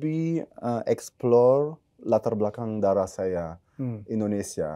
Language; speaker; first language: Indonesian; early bilingual, heritage; German